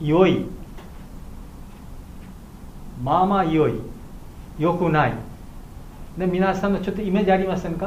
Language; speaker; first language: Japanese; non-native, learner; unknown